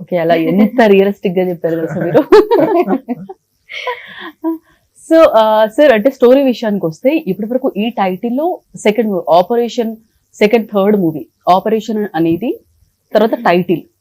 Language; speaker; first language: Telugu; native; Telugu